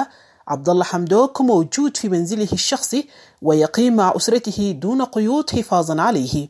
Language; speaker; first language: Arabic; native; Arabic